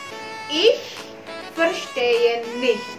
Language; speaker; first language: German; non-native, fluent; Indonesian